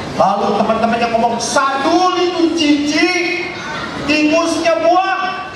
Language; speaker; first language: Indonesian; non-native, local second language; Javanese